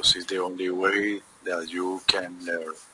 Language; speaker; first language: English; non-native, learner; Spanish